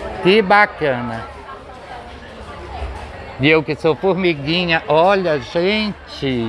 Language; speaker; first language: Portuguese; native; Portuguese